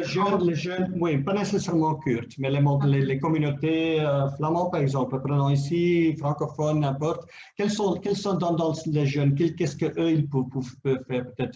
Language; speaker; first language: French; non-native, local second language; Dutch